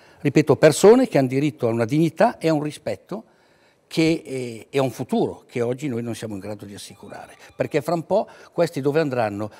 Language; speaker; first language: Italian; native; Italian